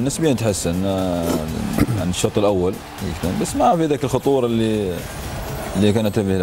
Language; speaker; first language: Arabic; native; Arabic